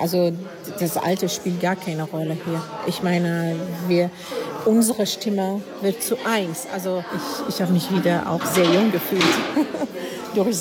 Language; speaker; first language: German; non-native, fluent; Arabic